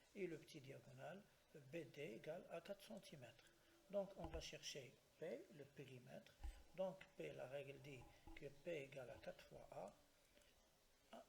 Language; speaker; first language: French; non-native, local second language; Arabic